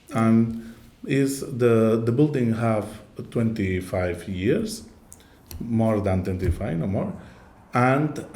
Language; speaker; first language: English; non-native, learner; Catalan